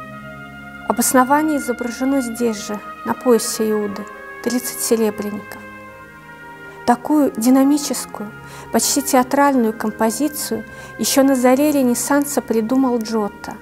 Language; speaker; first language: Russian; native; Russian